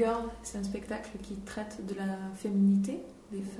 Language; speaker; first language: French; native; French